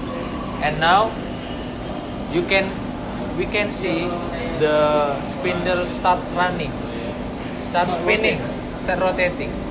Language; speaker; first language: English; non-native, learner; Indonesian